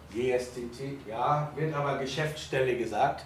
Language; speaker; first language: German; native; German